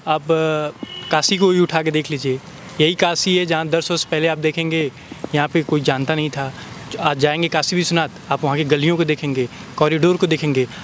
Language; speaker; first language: Hindi; native; Hindi